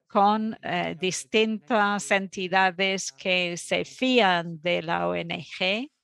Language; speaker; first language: Spanish; non-native, fluent; Dutch